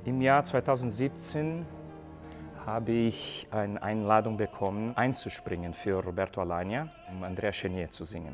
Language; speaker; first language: German; non-native, fluent; Portuguese